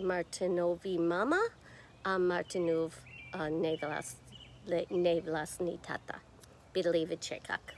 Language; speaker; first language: Czech; non-native, learner; English